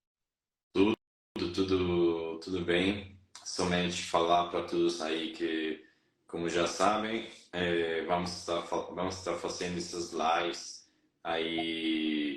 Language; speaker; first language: Portuguese; non-native, fluent; Spanish